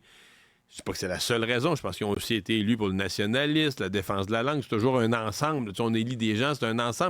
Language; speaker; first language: French; native; French